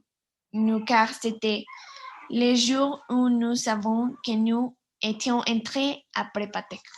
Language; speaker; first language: French; non-native, learner; Spanish